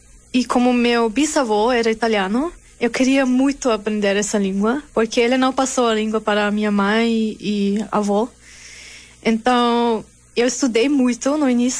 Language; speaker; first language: Portuguese; non-native, learner; German